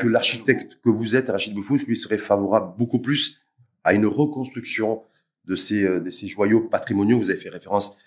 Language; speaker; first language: French; native; French